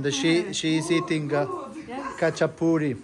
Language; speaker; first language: English; non-native, fluent; Italian